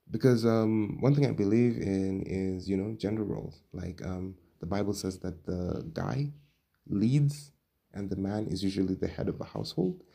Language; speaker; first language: English; non-native, local second language; Swahili